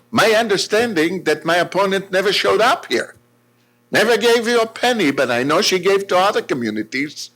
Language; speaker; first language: English; non-native, fluent; Hebrew